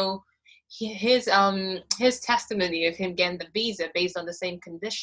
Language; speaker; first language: English; non-native, local second language; Igbo